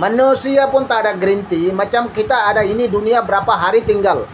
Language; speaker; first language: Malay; non-native, learner; Bangla